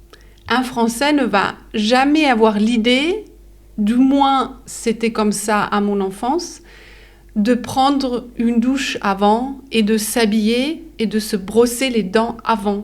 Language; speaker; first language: French; early bilingual, heritage; French